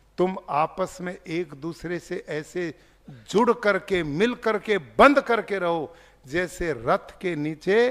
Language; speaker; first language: Hindi; native; Hindi